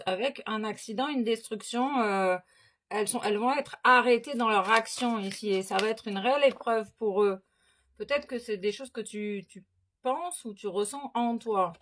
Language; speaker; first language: French; native; French